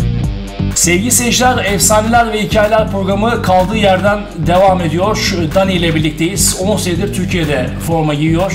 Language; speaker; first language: Turkish; native; Turkish